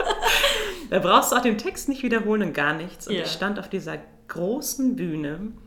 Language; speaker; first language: German; native; German